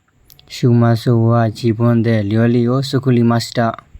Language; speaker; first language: Japanese; non-native, learner; Burmese